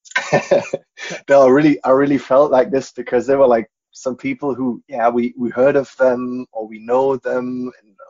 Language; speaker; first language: English; non-native, fluent; German